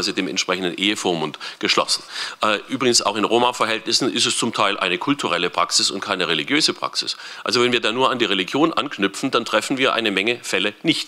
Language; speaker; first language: German; native; German